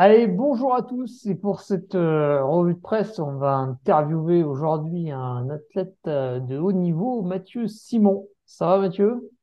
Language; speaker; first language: French; native; French